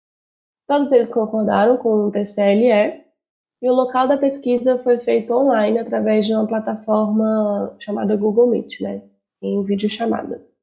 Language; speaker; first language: Portuguese; native; Portuguese